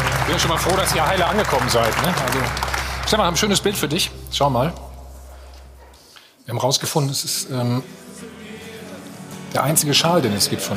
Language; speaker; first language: German; native; German